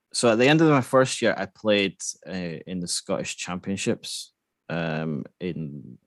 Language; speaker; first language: English; native; English